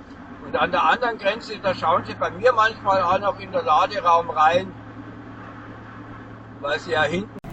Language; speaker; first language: German; native; German